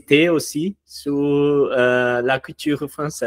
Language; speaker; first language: French; non-native, learner; Portuguese